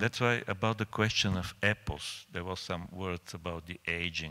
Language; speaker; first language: English; non-native, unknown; Bulgarian